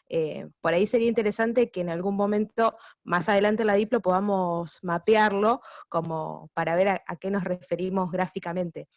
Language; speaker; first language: Spanish; native; Spanish